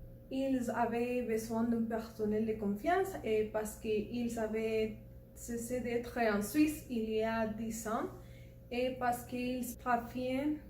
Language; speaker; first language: French; non-native, learner; Spanish